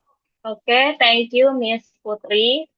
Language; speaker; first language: English; non-native, learner; Indonesian